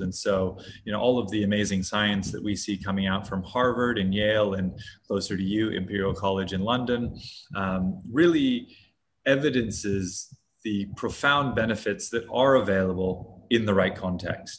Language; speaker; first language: English; native; English